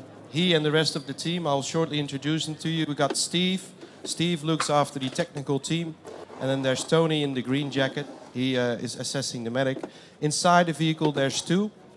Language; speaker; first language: English; non-native, fluent; Dutch